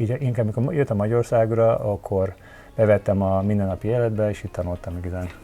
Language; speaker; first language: Hungarian; early bilingual, heritage; Hungarian